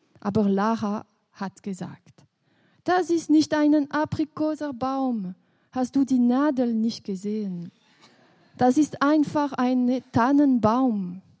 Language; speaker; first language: German; non-native, local second language; French